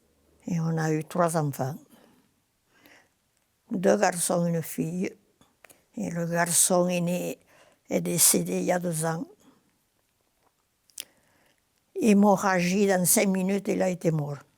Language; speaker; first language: French; non-native, local second language; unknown